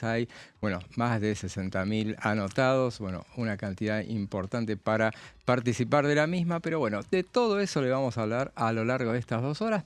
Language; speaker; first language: Spanish; native; Spanish